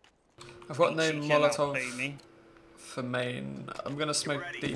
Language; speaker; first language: English; native; English